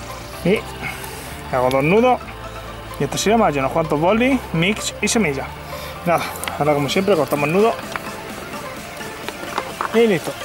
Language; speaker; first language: Spanish; native; Spanish